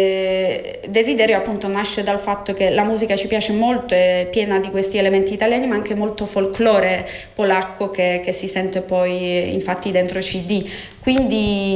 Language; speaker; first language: Italian; non-native, fluent; Polish